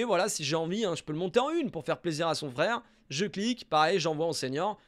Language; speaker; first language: French; native; French